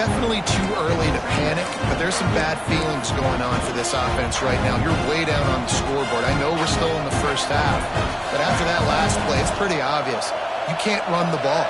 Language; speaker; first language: English; native; English